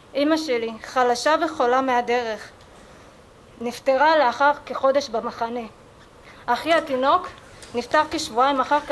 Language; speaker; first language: Hebrew; early bilingual, other home language; Amharic